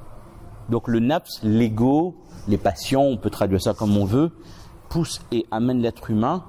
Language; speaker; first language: French; native; French